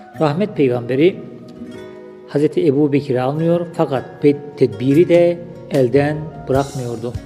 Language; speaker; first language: Turkish; native; Turkish